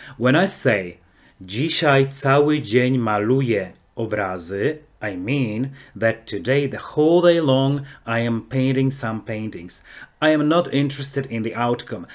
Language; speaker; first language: English; non-native, fluent; Polish